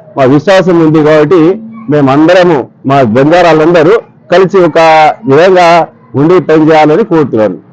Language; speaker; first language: Telugu; non-native, local second language; Lambadi